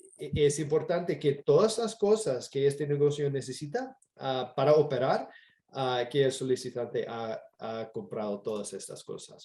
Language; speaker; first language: Spanish; non-native, fluent; English